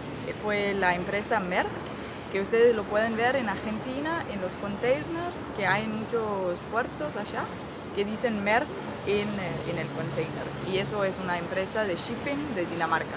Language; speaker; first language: Spanish; non-native, fluent; Danish